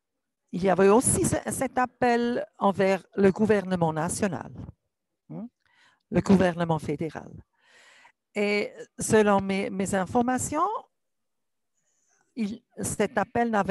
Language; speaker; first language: French; non-native, local second language; German